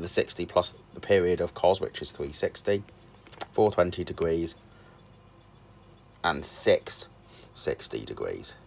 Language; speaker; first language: English; native; English